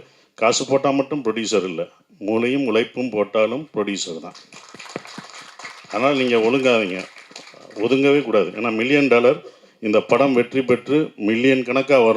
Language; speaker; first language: Tamil; native; Tamil